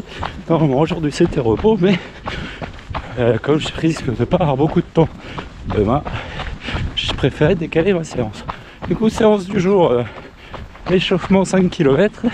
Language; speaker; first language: French; native; French